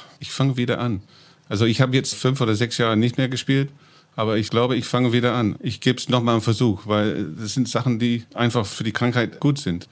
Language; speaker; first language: German; non-native, fluent; English